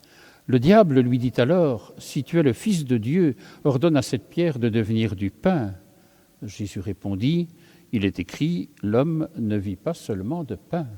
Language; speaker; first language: French; native; French